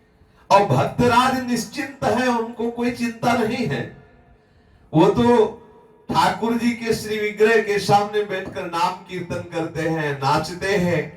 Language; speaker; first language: Hindi; native; Hindi